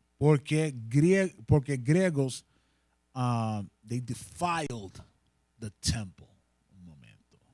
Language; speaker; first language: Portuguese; non-native, learner; Spanish